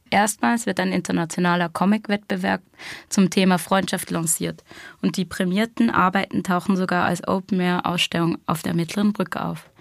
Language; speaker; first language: German; non-native, fluent; English